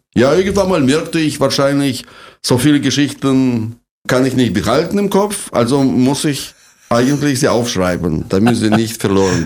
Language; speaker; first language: German; non-native, fluent; Russian